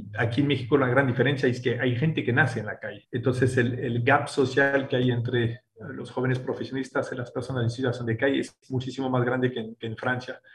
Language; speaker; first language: Spanish; non-native, fluent; French